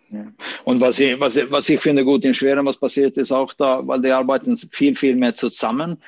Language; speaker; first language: German; non-native, fluent; Swedish